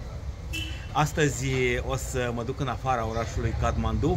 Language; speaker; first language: Romanian; native; Romanian